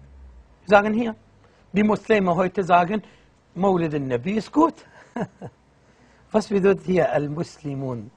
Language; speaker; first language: German; non-native, fluent; Arabic